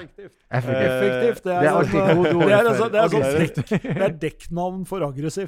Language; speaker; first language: Norwegian; native; Norwegian